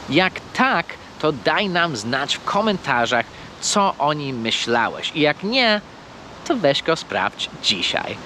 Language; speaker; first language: Polish; non-native, fluent; English